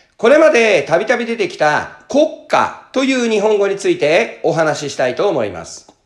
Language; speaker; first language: Japanese; native; Japanese